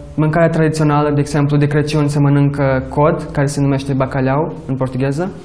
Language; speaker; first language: Romanian; early bilingual, other home language; Portuguese